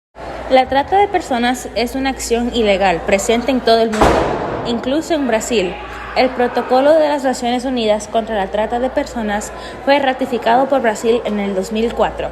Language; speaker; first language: Spanish; early bilingual, heritage; Spanish